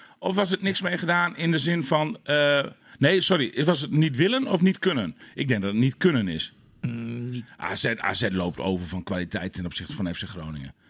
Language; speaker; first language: Dutch; native; Dutch